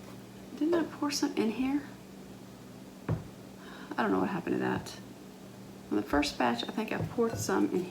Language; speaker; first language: English; native; English